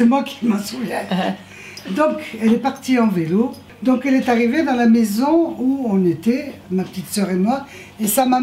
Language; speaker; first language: French; native; French